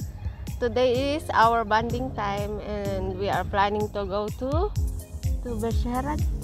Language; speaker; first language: English; non-native, local second language; Filipino